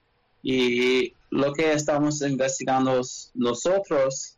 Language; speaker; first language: Spanish; non-native, learner; English